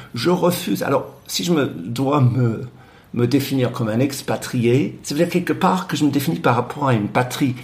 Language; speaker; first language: French; non-native, fluent; English